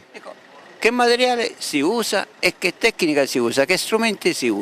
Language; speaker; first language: Italian; native; Italian